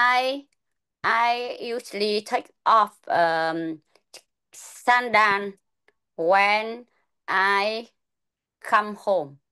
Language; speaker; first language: English; non-native, learner; Vietnamese